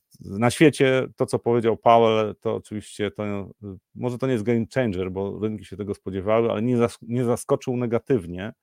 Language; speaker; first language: Polish; native; Polish